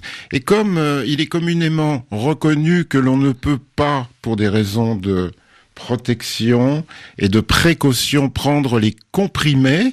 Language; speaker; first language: French; native; French